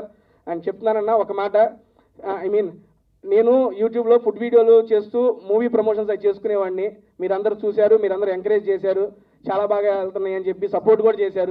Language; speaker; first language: Telugu; native; Telugu